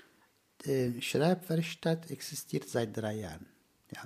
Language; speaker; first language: German; non-native, fluent; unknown